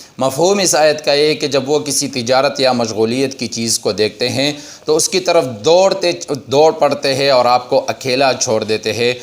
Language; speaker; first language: Urdu; non-native, local second language; Pashto